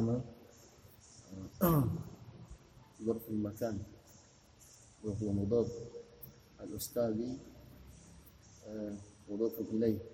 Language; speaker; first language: Arabic; non-native, learner; Indonesian